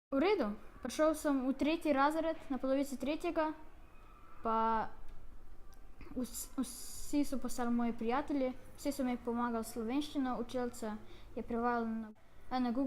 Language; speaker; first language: Slovenian; early bilingual, other home language; Russian